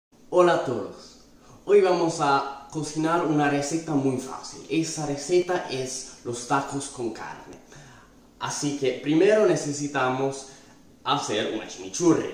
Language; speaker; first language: Spanish; non-native, fluent; Italian